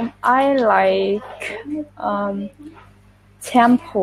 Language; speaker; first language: English; non-native, learner; Vietnamese